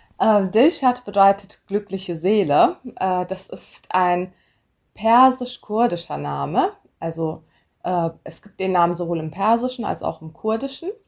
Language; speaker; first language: German; early bilingual, other home language; Turkish